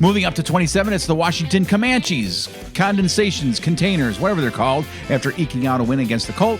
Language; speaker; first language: English; native; English